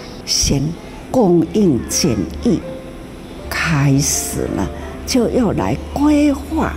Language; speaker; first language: Chinese; native; Chinese